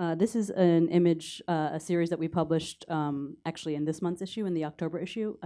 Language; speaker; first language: English; native; English